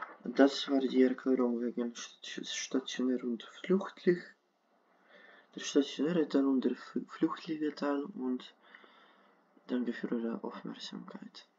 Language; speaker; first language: German; non-native, fluent; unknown